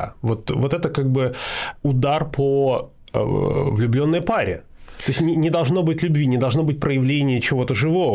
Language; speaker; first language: Russian; native; Russian